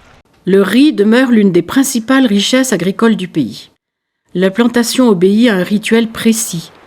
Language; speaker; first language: French; native; French